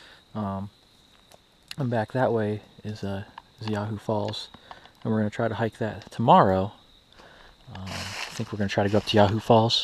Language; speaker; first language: English; native; English